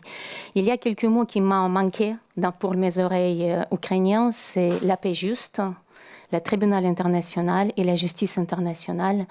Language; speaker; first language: French; non-native, fluent; Ukrainian